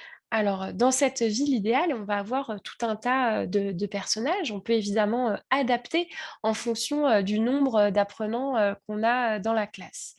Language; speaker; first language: French; native; French